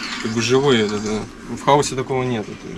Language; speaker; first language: Russian; native; Russian